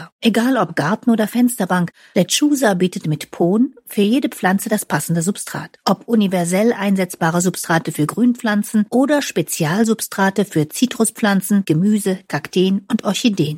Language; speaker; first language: German; native; German